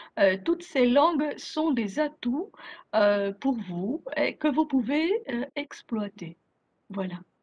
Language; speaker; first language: French; non-native, fluent; Greek